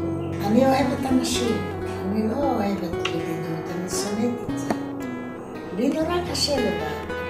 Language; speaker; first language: Hebrew; non-native, fluent; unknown